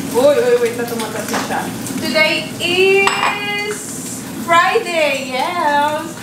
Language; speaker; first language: Filipino; native; Filipino